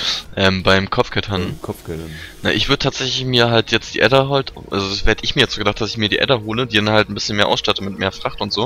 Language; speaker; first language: German; native; German